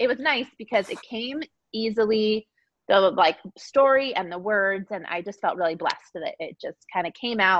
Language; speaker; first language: English; native; English